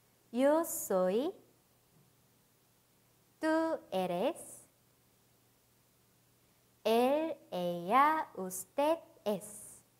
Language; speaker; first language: Spanish; non-native, fluent; Korean